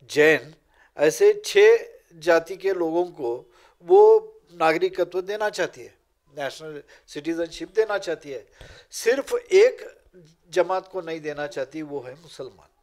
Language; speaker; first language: Urdu; non-native, local second language; Marathi